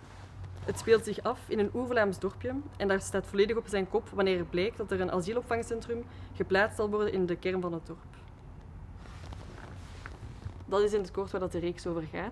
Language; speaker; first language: Dutch; native; Dutch